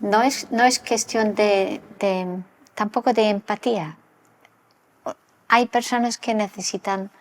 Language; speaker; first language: Spanish; non-native, local second language; English